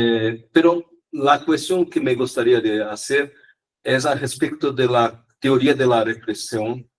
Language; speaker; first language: Spanish; non-native, fluent; Portuguese